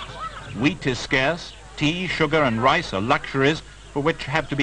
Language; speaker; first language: English; native; English